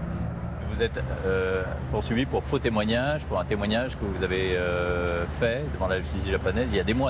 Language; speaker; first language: French; native; French